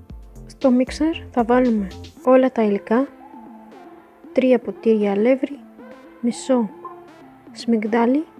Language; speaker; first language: Greek; non-native, learner; Arabic